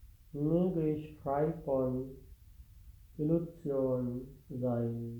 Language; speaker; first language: German; non-native, fluent; Sinhala